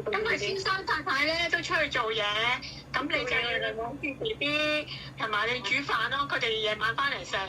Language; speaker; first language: Chinese; non-native, learner; Indonesian